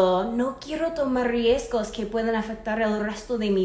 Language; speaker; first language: Spanish; non-native, fluent; English